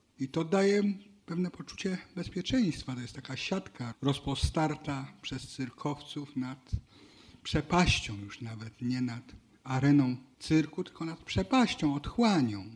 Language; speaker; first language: Polish; native; Polish